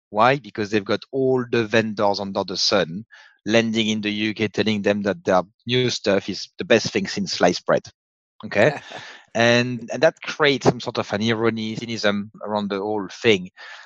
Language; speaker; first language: English; non-native, fluent; French